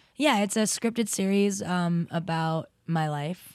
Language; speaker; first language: English; native; English